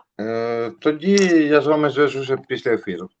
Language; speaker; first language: Ukrainian; non-native, local second language; Russian